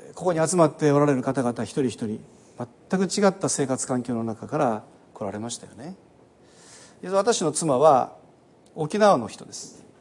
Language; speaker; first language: Japanese; native; Japanese